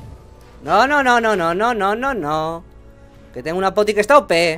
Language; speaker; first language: Spanish; native; Spanish